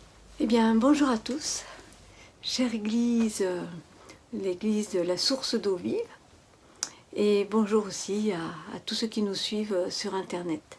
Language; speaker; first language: French; native; French